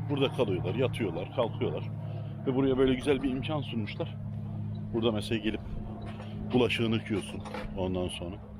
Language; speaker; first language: Turkish; early bilingual, heritage; Turkish